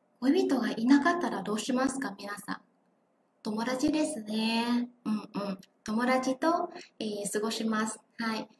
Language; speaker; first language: Japanese; non-native, fluent; Vietnamese